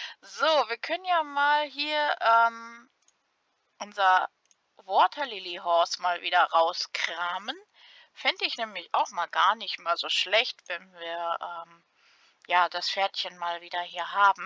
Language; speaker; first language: German; native; German